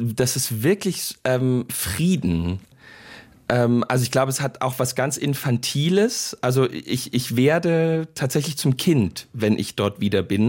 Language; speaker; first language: German; native; German